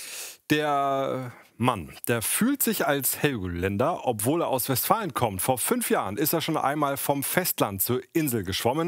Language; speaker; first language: German; native; German